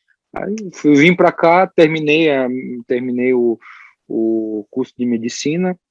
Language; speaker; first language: Portuguese; early bilingual, heritage; Portuguese